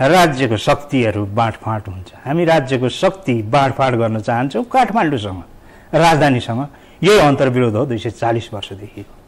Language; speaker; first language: Nepali; native; Nepali